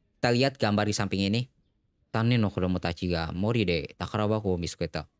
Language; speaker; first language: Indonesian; native; Indonesian